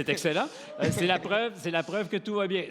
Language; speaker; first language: French; native; French